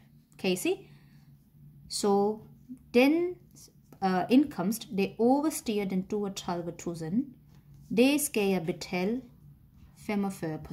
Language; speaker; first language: Danish; non-native, fluent; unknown